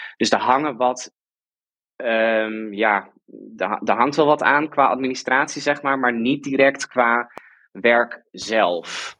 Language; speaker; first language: Dutch; native; Dutch